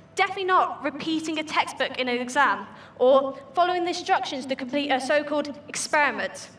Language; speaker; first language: English; native; English